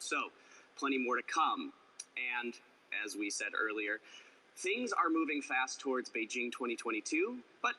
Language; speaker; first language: English; native; English